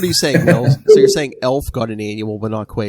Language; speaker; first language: English; native; English